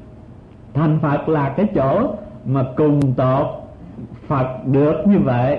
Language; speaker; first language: Vietnamese; native; Vietnamese